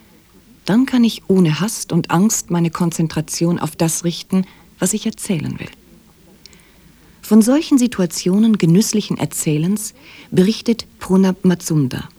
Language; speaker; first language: German; native; German